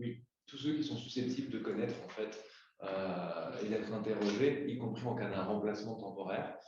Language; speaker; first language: French; native; French